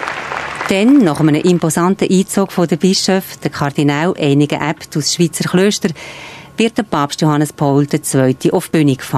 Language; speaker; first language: German; non-native, fluent; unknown